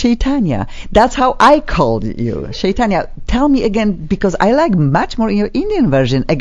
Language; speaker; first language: English; non-native, fluent; Polish